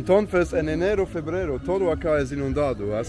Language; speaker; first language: Spanish; non-native, learner; English